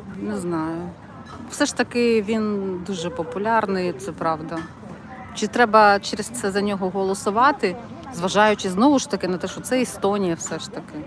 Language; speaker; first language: Ukrainian; non-native, local second language; Russian